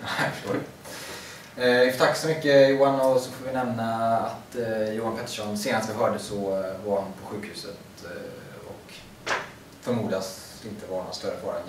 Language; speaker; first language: Swedish; native; Swedish